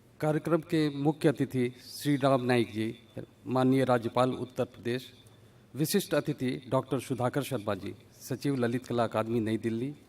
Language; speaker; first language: Hindi; native; Hindi